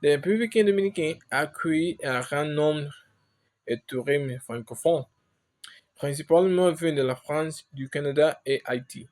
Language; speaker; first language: French; non-native, learner; Spanish